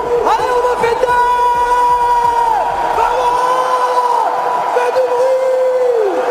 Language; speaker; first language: French; non-native, learner; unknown